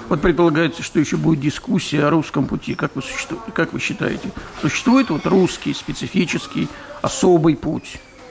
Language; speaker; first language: Russian; native; Russian